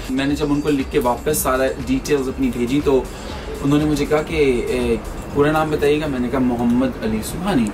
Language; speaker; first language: Urdu; non-native, local second language; Punjabi